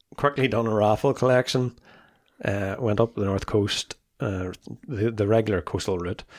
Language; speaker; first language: English; native; English